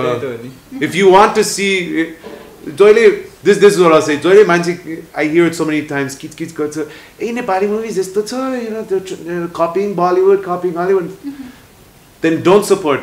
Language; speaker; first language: Nepali; non-native, learner; English